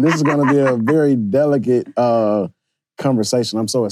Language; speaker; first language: English; native; English